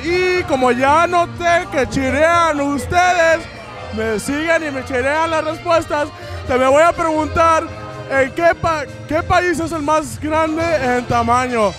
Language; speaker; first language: Spanish; early bilingual, heritage; Spanish